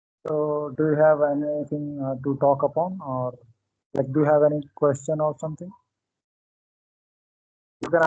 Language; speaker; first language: English; non-native, local second language; Hindi